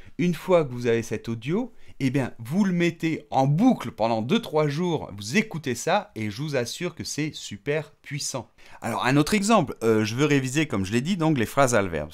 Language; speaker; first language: French; native; French